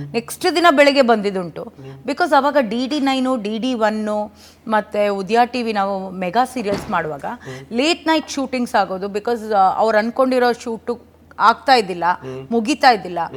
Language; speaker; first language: Kannada; native; Kannada